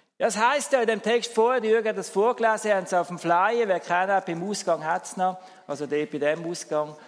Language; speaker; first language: German; native; German